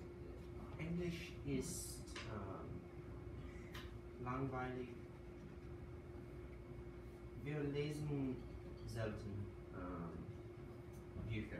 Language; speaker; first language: German; non-native, learner; English